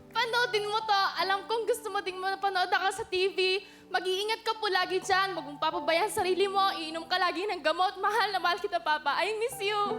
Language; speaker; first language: Filipino; native; Filipino